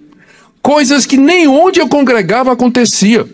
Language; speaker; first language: Portuguese; native; Portuguese